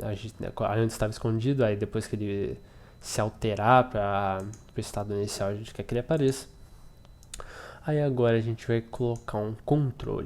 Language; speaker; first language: Portuguese; native; Portuguese